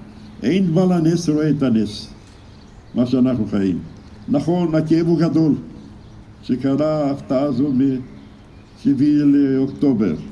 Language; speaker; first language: Hebrew; non-native, fluent; Romanian